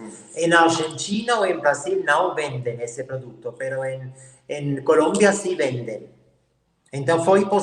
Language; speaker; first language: Portuguese; non-native, learner; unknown